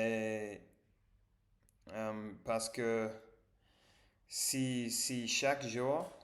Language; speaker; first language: French; non-native, learner; English